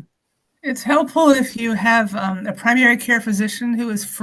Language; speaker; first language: English; native; English